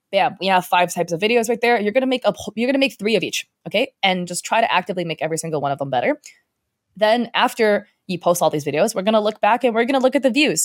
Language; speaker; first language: English; early bilingual, other home language; Chinese